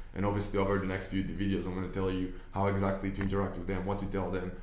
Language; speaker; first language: English; non-native, fluent; Hebrew